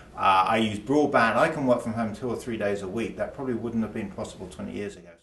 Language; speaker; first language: English; native; English